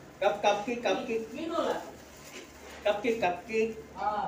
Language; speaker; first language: English; non-native, learner; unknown